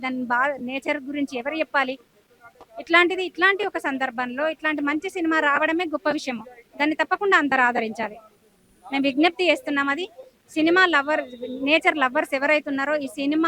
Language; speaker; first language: Telugu; native; Telugu